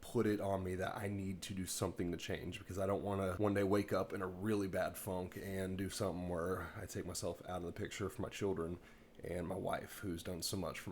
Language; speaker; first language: English; native; English